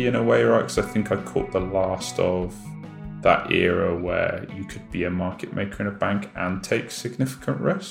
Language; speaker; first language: English; native; English